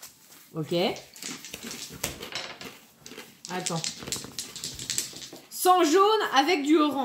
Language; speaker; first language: French; native; French